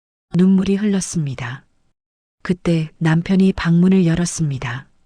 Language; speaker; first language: Korean; native; Korean